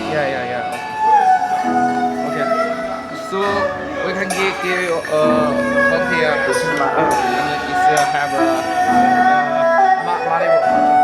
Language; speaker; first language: English; non-native, learner; Chinese